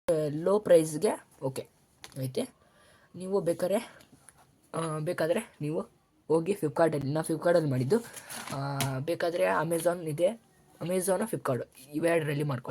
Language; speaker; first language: Kannada; native; Kannada